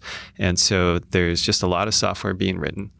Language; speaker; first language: English; native; English